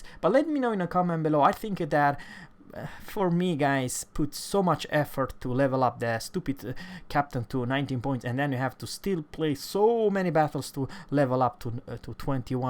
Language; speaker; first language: English; non-native, fluent; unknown